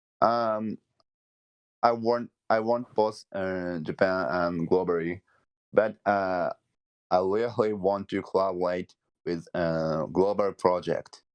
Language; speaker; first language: English; non-native, learner; Japanese